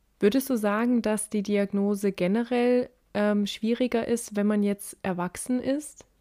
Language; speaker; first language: German; native; German